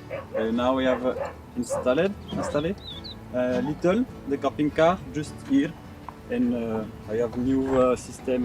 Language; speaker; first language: English; non-native, learner; French